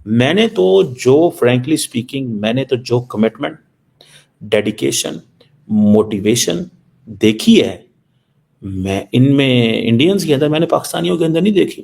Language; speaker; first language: Urdu; non-native, local second language; Punjabi